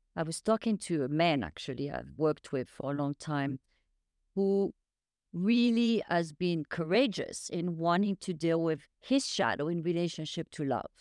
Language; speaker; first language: English; non-native, fluent; French